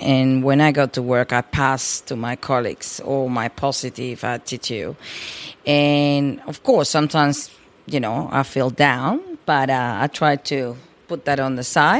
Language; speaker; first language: English; non-native, fluent; Spanish